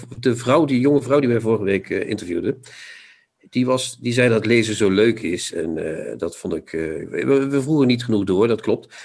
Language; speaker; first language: Dutch; non-native, local second language; Limburgish